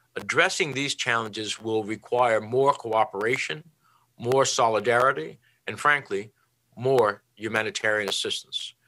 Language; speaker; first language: English; early bilingual, other home language; Spanish